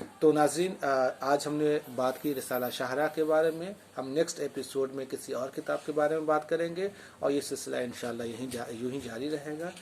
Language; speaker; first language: Urdu; native; Urdu